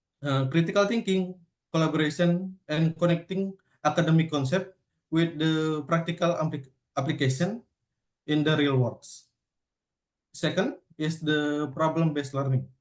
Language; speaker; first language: English; non-native, learner; Indonesian